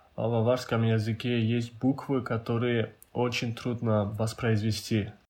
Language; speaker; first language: Russian; non-native, local second language; Avaric